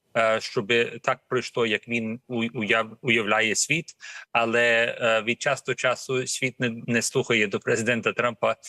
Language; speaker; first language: Ukrainian; early bilingual, heritage; Ukrainian